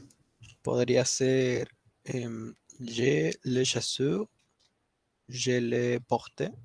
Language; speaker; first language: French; non-native, learner; Spanish